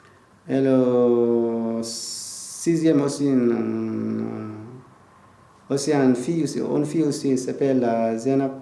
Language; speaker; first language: French; non-native, learner; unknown